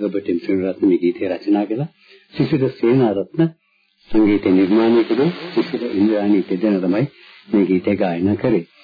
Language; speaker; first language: Sinhala; native; Sinhala